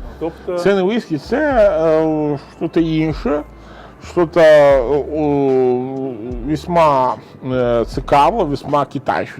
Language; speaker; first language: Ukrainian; non-native, learner; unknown